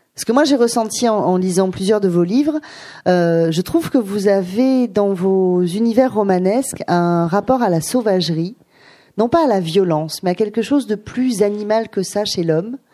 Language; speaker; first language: French; native; French